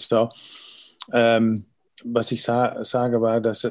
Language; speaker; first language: German; non-native, learner; Dutch